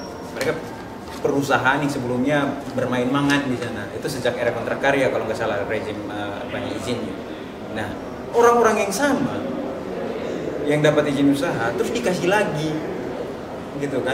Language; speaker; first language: Indonesian; native; Indonesian